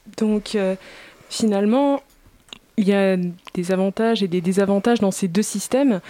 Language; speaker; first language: French; native; French